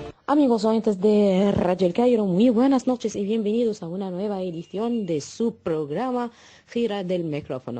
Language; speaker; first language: Spanish; non-native, fluent; Arabic